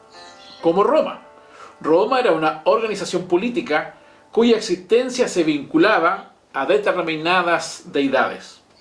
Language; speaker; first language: Spanish; native; Spanish